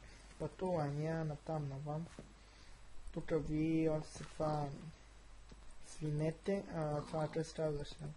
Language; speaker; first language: Bulgarian; native; Bulgarian